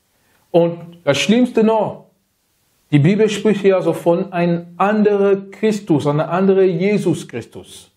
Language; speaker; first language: German; non-native, learner; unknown